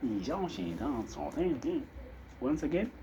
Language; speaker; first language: Chinese; non-native, learner; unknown